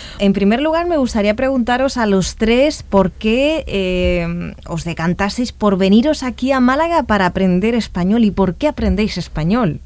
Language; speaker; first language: Spanish; native; Spanish